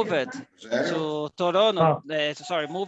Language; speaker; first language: English; non-native, learner; Portuguese